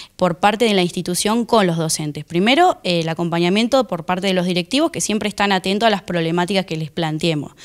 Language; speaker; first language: Spanish; native; Spanish